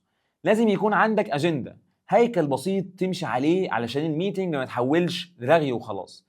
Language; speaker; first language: Arabic; native; Arabic